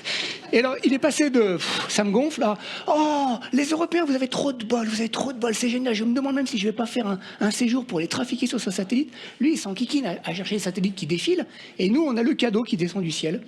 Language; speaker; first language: French; native; French